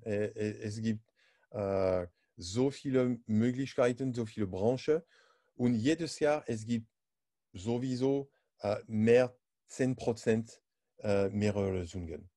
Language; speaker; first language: German; non-native, learner; French